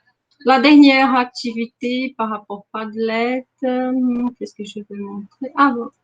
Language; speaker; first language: French; non-native, fluent; Portuguese